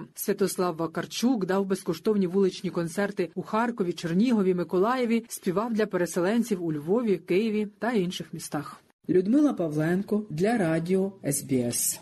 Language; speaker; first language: Ukrainian; native; Ukrainian